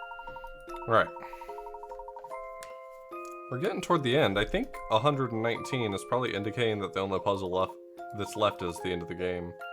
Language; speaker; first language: English; native; English